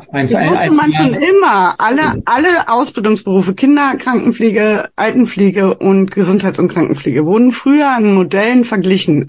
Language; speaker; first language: German; native; German